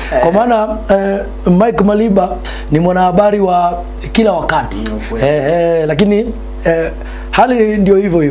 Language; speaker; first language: Swahili; native; Swahili